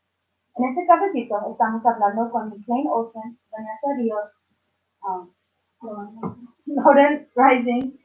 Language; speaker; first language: Spanish; early bilingual, other home language; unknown